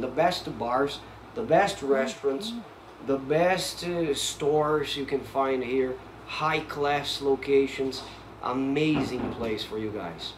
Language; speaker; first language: English; non-native, fluent; Portuguese